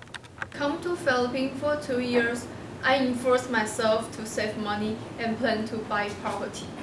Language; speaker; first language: English; non-native, learner; Chinese